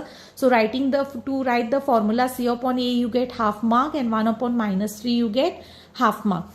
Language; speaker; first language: English; non-native, local second language; Konkani